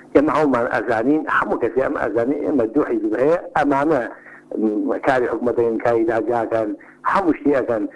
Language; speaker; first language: Central Kurdish; native; Central Kurdish